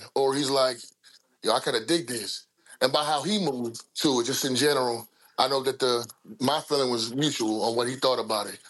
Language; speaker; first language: English; native; English